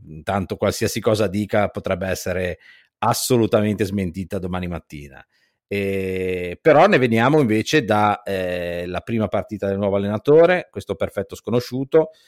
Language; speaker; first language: Italian; native; Italian